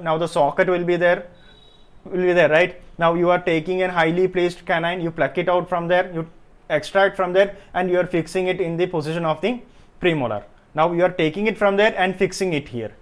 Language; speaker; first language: English; non-native, local second language; Malayalam